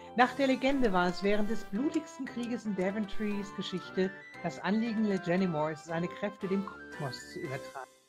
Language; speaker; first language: German; native; German